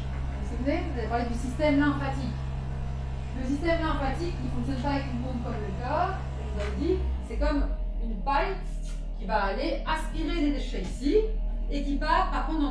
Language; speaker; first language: French; native; French